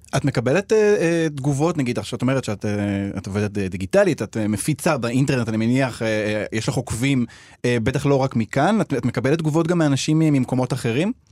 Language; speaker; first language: Hebrew; native; Hebrew